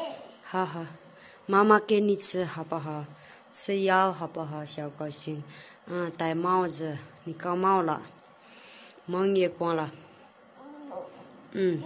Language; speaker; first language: Chinese; non-native, learner; Nepali